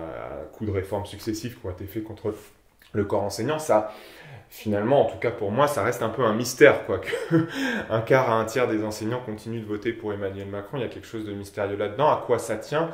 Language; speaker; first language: French; native; French